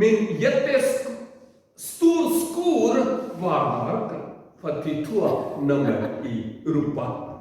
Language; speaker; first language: Swedish; non-native, learner; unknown